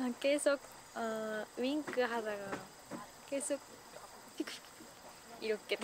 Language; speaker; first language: Korean; non-native, fluent; Japanese